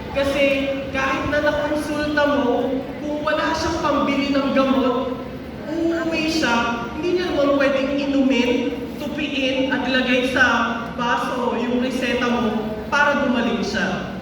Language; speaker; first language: Filipino; native; Filipino